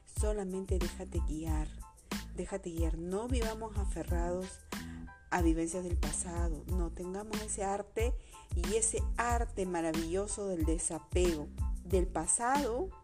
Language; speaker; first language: Spanish; native; Spanish